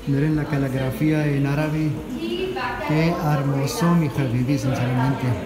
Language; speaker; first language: Spanish; non-native, fluent; Urdu